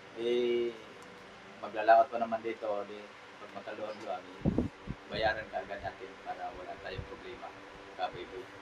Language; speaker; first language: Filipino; non-native, local second language; Cebuano